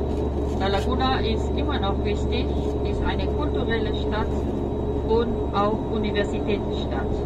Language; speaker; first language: German; non-native, fluent; Spanish